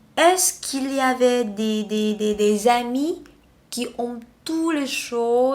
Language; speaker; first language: French; non-native, learner; Vietnamese